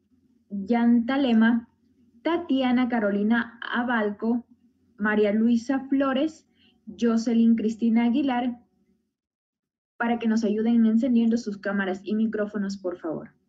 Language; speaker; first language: Spanish; native; Spanish